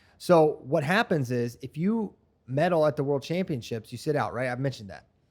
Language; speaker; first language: English; native; English